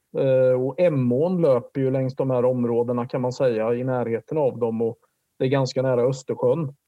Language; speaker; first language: Swedish; native; Swedish